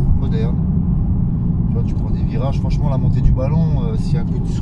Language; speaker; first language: French; native; French